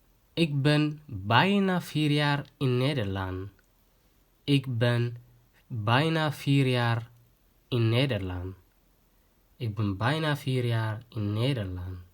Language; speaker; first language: Dutch; non-native, learner; Tigrinya